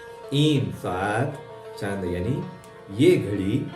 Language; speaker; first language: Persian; non-native, fluent; Urdu